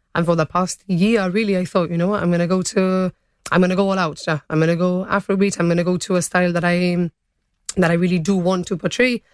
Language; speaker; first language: English; early bilingual, other home language; Spanish